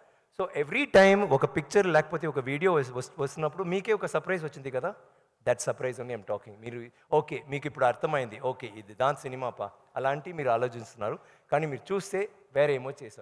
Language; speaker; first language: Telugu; non-native, learner; Tamil